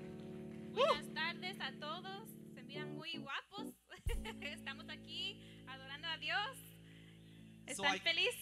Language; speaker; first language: Spanish; early bilingual, heritage; English